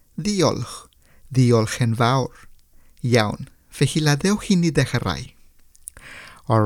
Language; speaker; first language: Welsh; non-native, learner; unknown